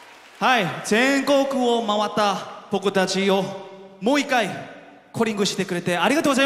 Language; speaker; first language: Japanese; non-native, fluent; Korean